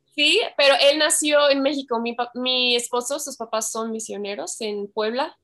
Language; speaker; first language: Spanish; non-native, fluent; English